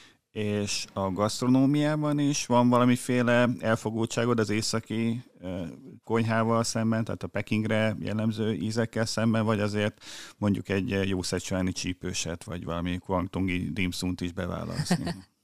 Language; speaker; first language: Hungarian; native; Hungarian